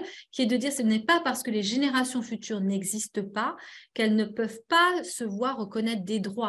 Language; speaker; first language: French; native; French